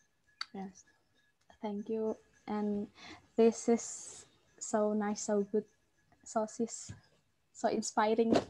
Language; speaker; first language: English; non-native, fluent; Indonesian